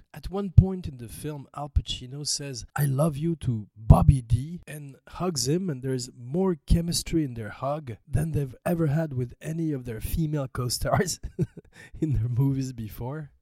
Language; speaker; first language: English; non-native, fluent; French